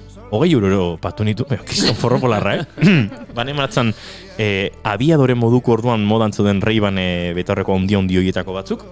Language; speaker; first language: Basque; native; Basque